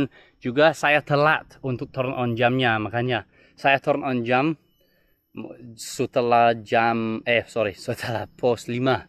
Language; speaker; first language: Indonesian; non-native, fluent; English